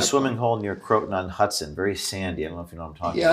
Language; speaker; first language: English; native; English